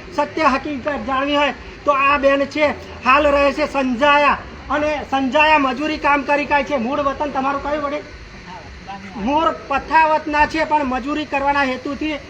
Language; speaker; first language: Gujarati; native; Gujarati